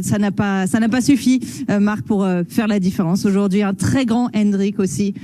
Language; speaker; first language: French; native; French